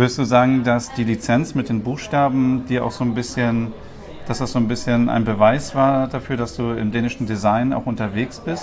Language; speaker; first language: German; native; German